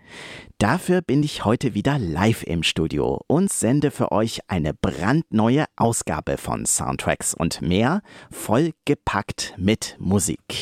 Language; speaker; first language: German; native; German